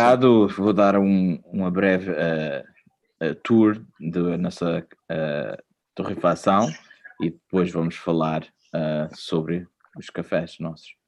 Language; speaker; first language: Portuguese; non-native, fluent; English